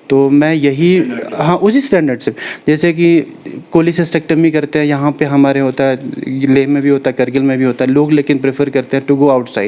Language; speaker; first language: Hindi; non-native, local second language; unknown